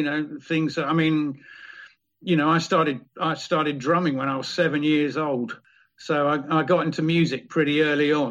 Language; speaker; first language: English; native; English